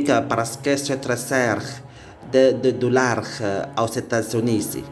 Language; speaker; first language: French; non-native, learner; Indonesian